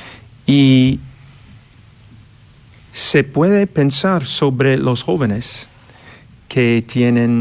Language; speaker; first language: Spanish; non-native, fluent; English